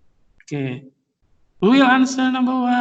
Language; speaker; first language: English; non-native, fluent; Indonesian